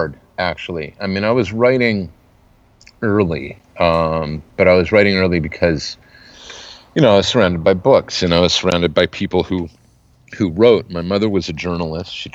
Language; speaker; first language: English; native; English